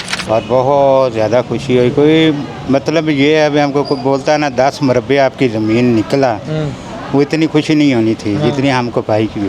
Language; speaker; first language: Hindi; non-native, local second language; Punjabi